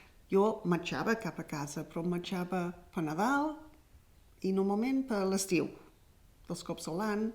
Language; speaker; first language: Catalan; non-native, fluent; English